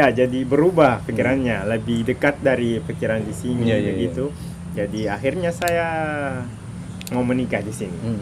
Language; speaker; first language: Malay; non-native, fluent; Arabic